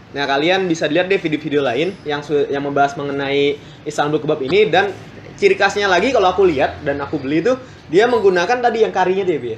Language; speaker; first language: Indonesian; native; Indonesian